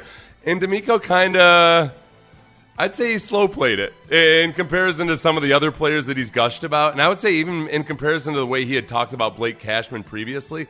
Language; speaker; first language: English; native; English